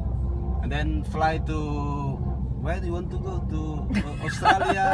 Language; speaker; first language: English; non-native, learner; Balinese